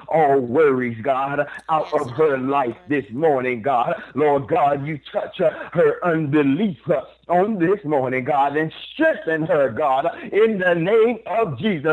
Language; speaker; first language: English; native; English